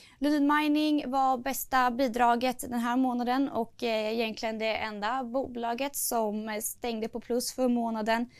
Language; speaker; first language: Swedish; native; Swedish